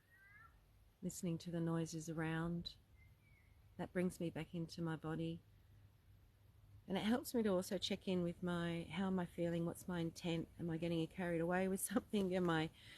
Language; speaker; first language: English; native; English